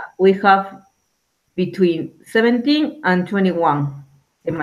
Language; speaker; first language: English; non-native, learner; Spanish